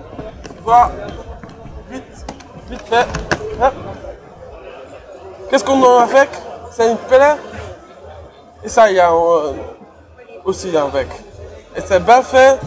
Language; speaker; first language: French; non-native, learner; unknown